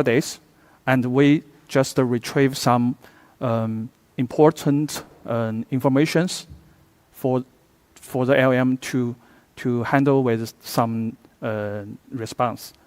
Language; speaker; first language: English; non-native, fluent; Chinese